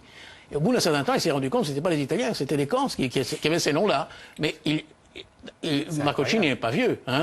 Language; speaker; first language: French; native; French